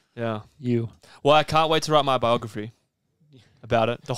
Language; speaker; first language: English; native; English